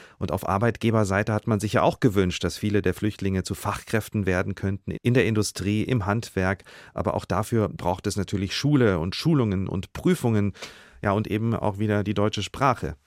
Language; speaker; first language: German; native; German